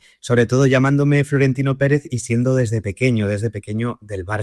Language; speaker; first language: Spanish; native; Spanish